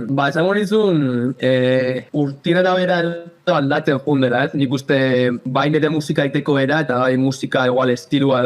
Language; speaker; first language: Basque; native; Basque